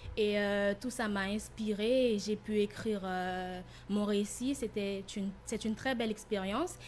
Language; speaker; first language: French; non-native, local second language; Haitian Creole